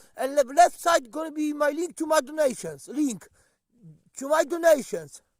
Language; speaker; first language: English; non-native, learner; Polish